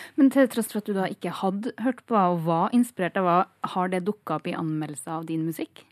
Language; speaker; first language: Norwegian; native; Norwegian